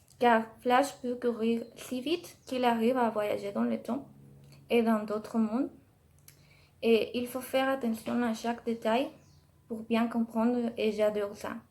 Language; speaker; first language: French; non-native, learner; Spanish